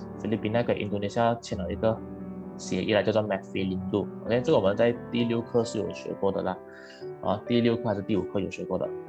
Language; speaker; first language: Chinese; native; Chinese